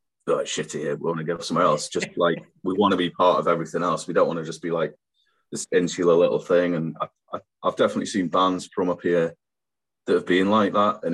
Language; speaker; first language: English; native; English